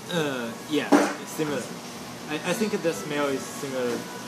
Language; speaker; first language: English; non-native, learner; Chinese